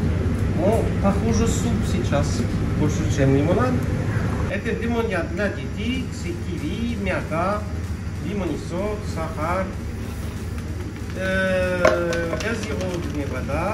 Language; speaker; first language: Russian; non-native, learner; French